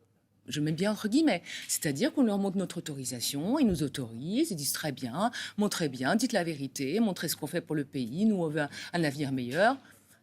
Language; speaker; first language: French; native; French